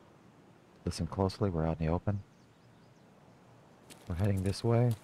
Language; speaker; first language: English; native; English